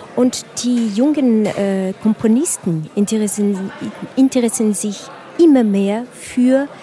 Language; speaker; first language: German; non-native, learner; French